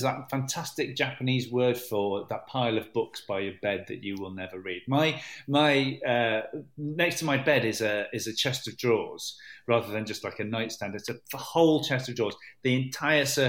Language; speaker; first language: English; native; English